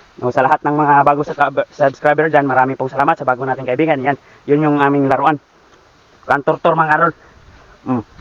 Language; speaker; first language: Filipino; non-native, local second language; Cebuano